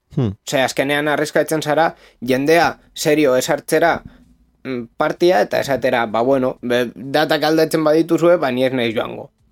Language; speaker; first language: Basque; native; Basque